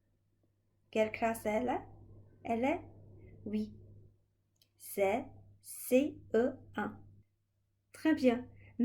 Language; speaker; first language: French; non-native, fluent; Chinese